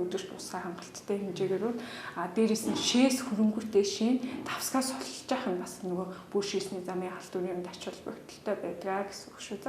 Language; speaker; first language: Mongolian; native; Mongolian